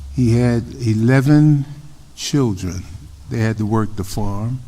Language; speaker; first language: English; native; English